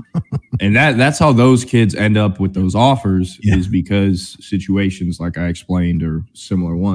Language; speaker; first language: English; native; English